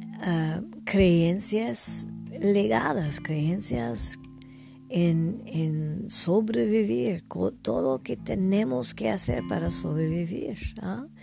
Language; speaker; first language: Spanish; non-native, learner; English